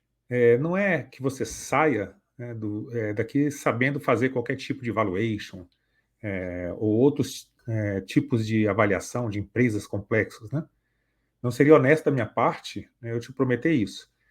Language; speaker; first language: Portuguese; native; Portuguese